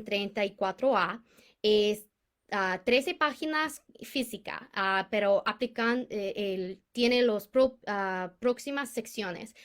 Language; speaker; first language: Spanish; non-native, fluent; English